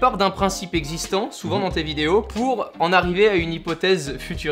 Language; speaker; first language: French; native; French